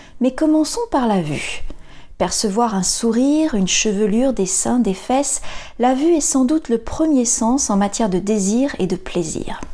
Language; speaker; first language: French; native; French